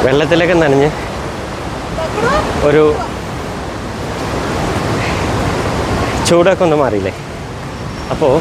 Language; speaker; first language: Malayalam; native; Malayalam